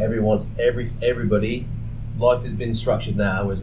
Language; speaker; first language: English; native; English